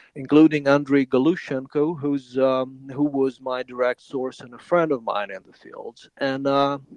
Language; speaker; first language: English; non-native, fluent; Ukrainian